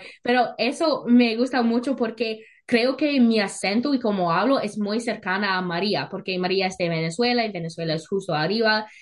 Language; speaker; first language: Spanish; non-native, learner; English